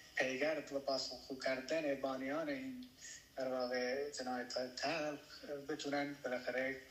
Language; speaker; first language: Persian; non-native, local second language; Baluchi